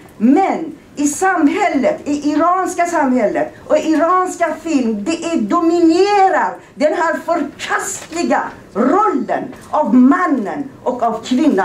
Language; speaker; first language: Swedish; non-native, fluent; Persian